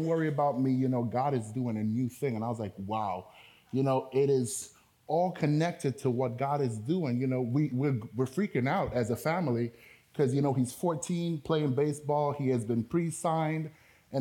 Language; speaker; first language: English; non-native, local second language; Spanish